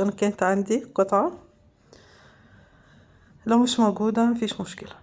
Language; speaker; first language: Arabic; native; Arabic